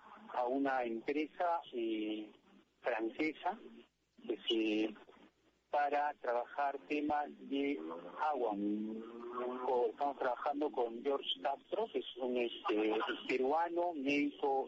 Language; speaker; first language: Spanish; native; Spanish